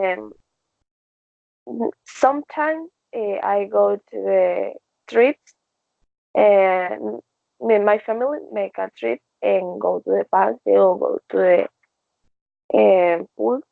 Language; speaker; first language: English; non-native, learner; Spanish